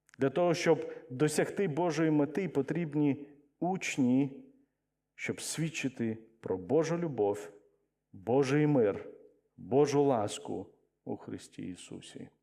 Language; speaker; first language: Ukrainian; non-native, local second language; Russian